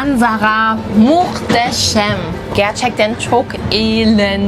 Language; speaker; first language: Turkish; non-native, learner; German